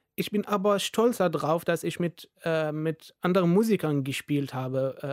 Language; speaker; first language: German; non-native, fluent; Arabic